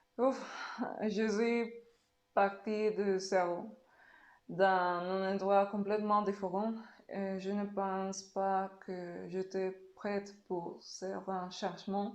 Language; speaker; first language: French; non-native, learner; Spanish